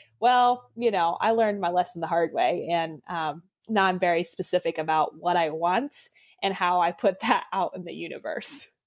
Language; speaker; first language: English; non-native, local second language; Pennsylvania German